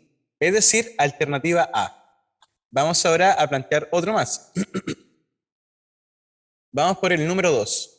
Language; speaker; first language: Spanish; native; Spanish